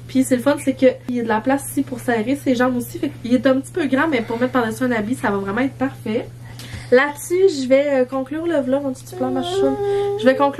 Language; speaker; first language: French; native; French